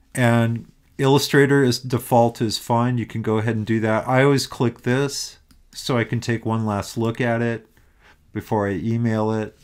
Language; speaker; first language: English; native; English